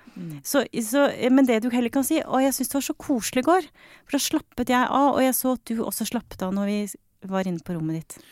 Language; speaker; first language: Norwegian; native; Norwegian